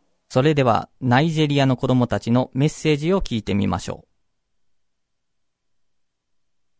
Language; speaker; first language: Japanese; native; Japanese